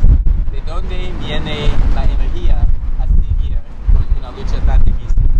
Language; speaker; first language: Spanish; non-native, learner; English